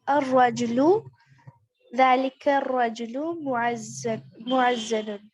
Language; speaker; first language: Arabic; non-native, learner; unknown